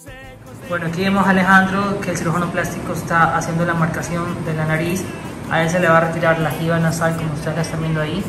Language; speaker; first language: Spanish; native; Spanish